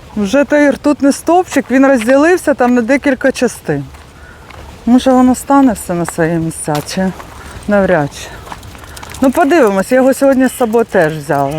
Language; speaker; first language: Ukrainian; native; Ukrainian